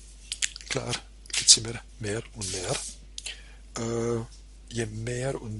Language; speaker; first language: German; non-native, fluent; Croatian